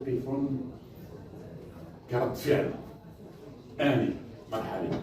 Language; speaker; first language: Arabic; native; Arabic